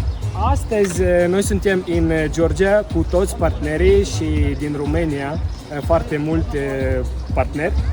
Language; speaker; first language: Romanian; non-native, learner; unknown